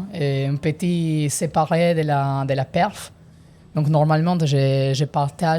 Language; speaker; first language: French; non-native, learner; Italian